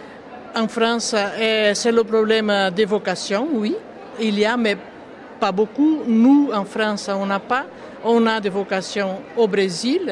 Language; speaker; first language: French; non-native, local second language; Portuguese